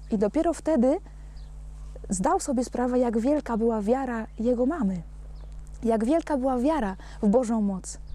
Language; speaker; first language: Polish; non-native, fluent; Spanish